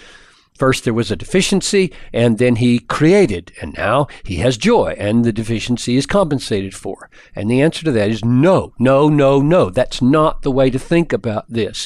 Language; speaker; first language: English; native; English